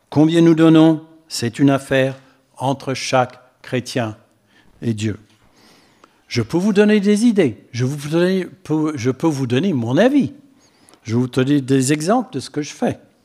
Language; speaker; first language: French; non-native, fluent; English